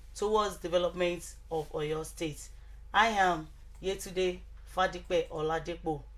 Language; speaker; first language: English; non-native, local second language; Yoruba